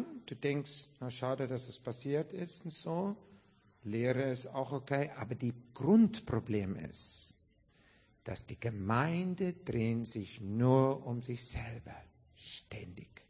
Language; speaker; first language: German; non-native, fluent; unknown